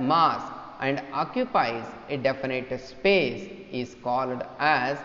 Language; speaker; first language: English; non-native, local second language; Kannada